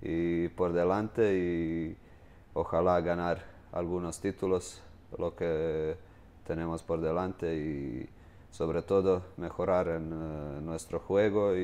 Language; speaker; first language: Spanish; non-native, fluent; Croatian